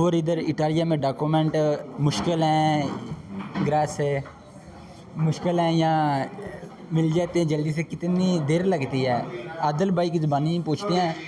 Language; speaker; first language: Hindi; non-native, local second language; Punjabi